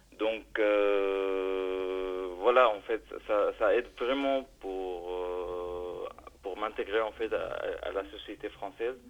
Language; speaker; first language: French; non-native, learner; Arabic